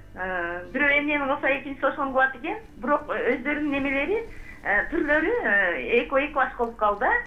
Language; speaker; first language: Kyrgyz; native; Kyrgyz